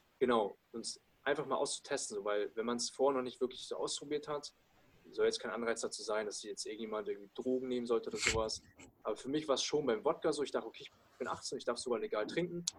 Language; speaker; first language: German; early bilingual, other home language; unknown